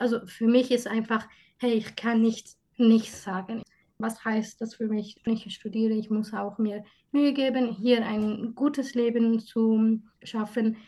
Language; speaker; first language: German; non-native, fluent; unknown